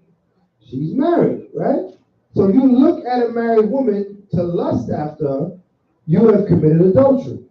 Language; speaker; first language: English; native; English